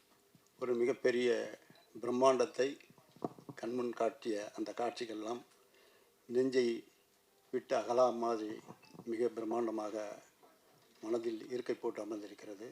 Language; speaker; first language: Tamil; native; Tamil